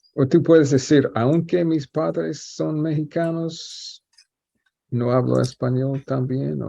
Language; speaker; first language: Spanish; non-native, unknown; English